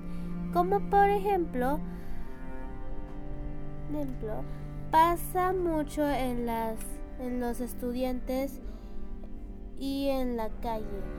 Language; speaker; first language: Spanish; early bilingual, other home language; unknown